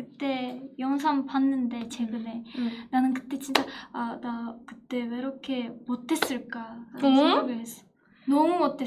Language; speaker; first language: Korean; non-native, fluent; Japanese